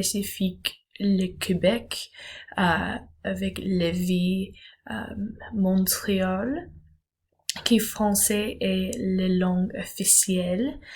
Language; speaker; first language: French; non-native, learner; English